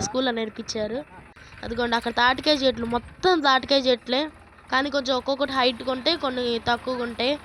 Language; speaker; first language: Telugu; native; Telugu